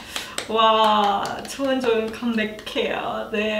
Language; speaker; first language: Korean; non-native, learner; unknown